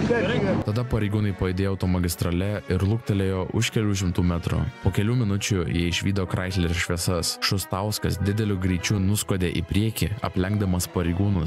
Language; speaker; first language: Lithuanian; native; Lithuanian